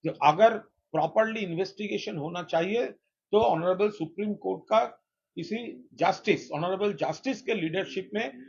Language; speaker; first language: Hindi; non-native, local second language; Bangla